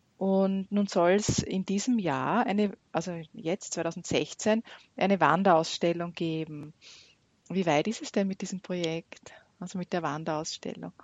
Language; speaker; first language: German; native; German